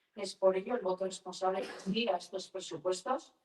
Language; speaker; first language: Spanish; non-native, local second language; Basque